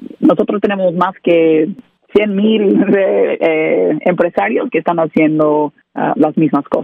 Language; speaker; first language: Spanish; non-native, learner; English